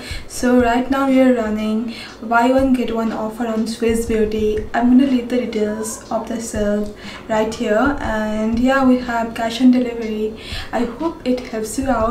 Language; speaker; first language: English; non-native, local second language; Bangla